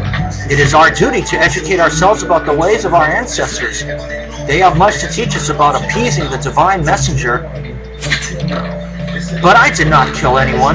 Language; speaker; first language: English; native; English